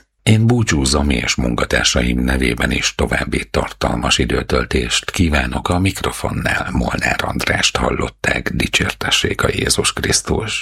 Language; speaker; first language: Hungarian; native; Hungarian